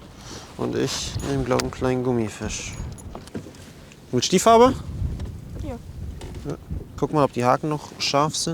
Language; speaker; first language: German; native; German